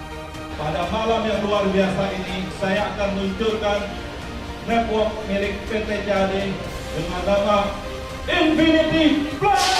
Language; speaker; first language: Indonesian; native; Indonesian